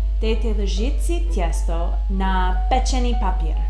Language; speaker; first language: Czech; non-native, learner; English